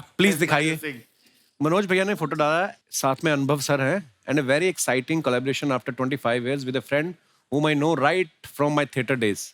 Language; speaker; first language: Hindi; non-native, local second language; Punjabi